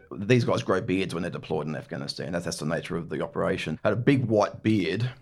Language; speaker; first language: English; native; English